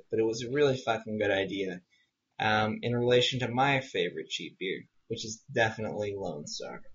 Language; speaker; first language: English; native; English